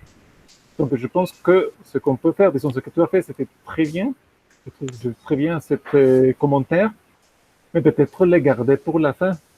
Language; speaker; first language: French; non-native, fluent; Spanish